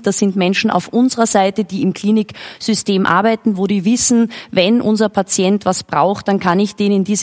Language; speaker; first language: German; native; German